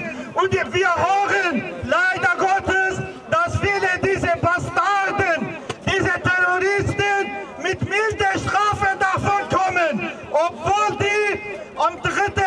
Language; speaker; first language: German; non-native, fluent; Kurdish